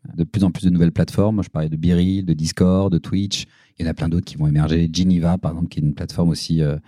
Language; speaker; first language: French; native; French